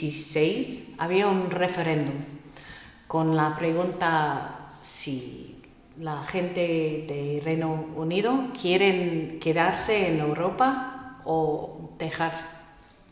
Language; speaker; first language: Spanish; non-native, fluent; English